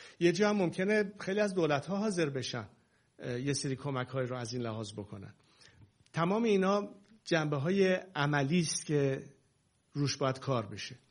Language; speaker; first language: Persian; native; Persian